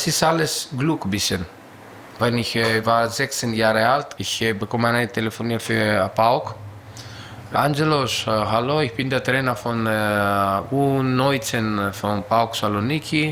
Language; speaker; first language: German; non-native, local second language; Greek